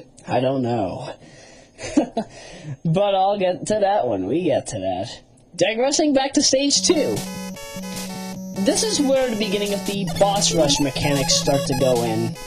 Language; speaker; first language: English; native; English